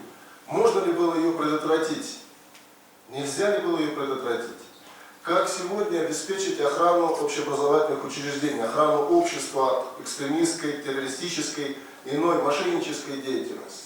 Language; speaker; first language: Russian; native; Russian